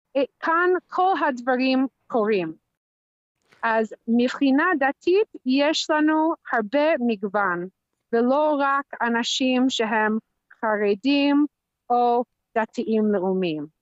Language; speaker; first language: Hebrew; non-native, fluent; English